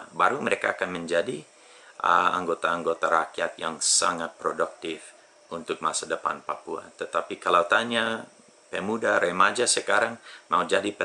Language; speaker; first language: Indonesian; non-native, fluent; English